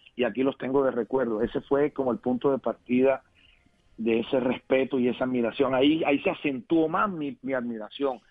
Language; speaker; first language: Spanish; native; Spanish